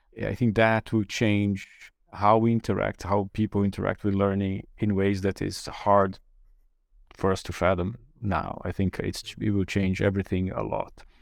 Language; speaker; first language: English; non-native, fluent; Portuguese